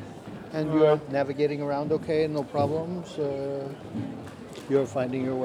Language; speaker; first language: English; non-native, learner; Indonesian